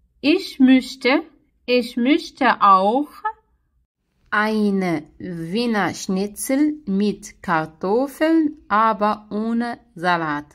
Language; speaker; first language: German; non-native, learner; Arabic